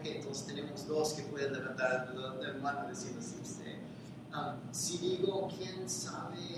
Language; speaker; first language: Spanish; non-native, fluent; English